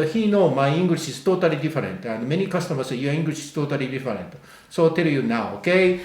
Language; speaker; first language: English; non-native, learner; Japanese